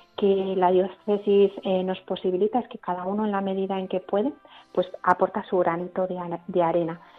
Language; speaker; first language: Spanish; native; Spanish